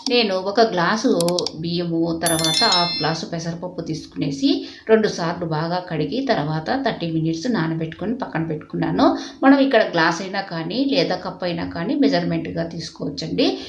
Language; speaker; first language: Telugu; native; Telugu